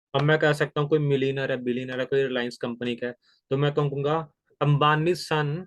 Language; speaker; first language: Hindi; non-native, local second language; Punjabi